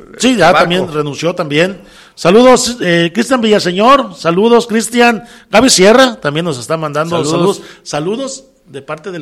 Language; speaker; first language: Spanish; native; Spanish